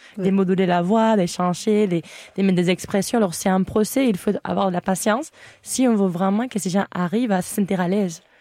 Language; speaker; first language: French; non-native, fluent; Catalan